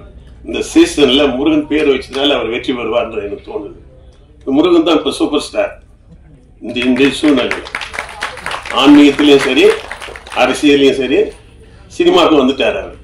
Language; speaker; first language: Tamil; native; Tamil